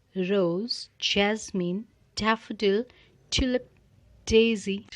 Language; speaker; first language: English; non-native, local second language; Punjabi